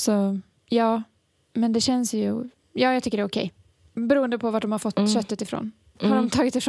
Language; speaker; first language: Swedish; native; Swedish